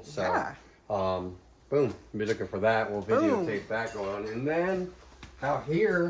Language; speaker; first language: English; native; English